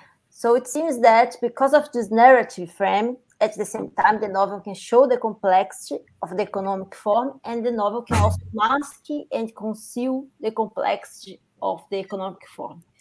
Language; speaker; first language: English; non-native, fluent; Portuguese